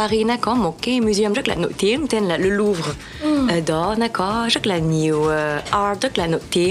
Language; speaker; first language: Vietnamese; early bilingual, heritage; French